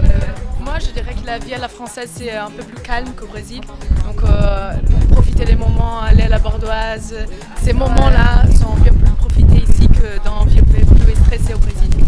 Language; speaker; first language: French; non-native, fluent; Portuguese